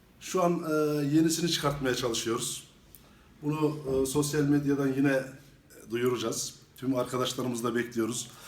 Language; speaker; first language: Turkish; native; Turkish